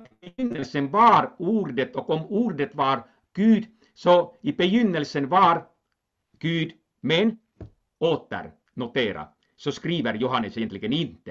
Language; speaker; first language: Swedish; non-native, local second language; Finnish